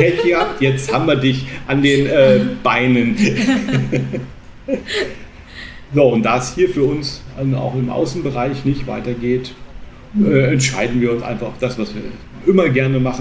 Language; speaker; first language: German; native; German